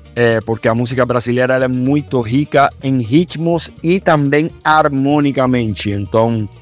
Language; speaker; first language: Portuguese; non-native, fluent; Spanish